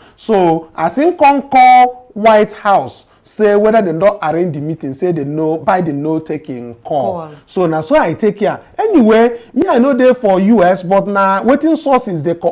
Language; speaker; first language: Nigerian Pidgin; native; Nigerian Pidgin